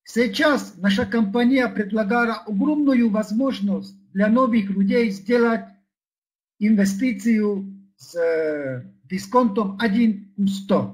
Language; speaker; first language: Russian; non-native, fluent; Czech